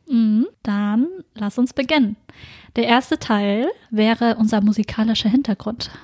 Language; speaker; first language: German; early bilingual, other home language; Vietnamese